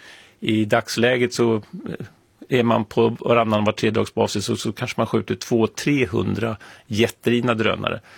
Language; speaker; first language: Swedish; native; Swedish